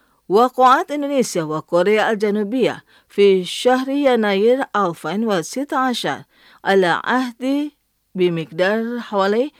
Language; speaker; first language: Arabic; non-native, fluent; Indonesian